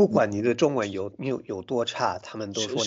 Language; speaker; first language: Chinese; non-native, fluent; English